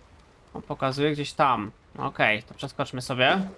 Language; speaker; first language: Polish; native; Polish